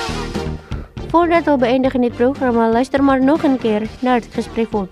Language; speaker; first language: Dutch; non-native, learner; Indonesian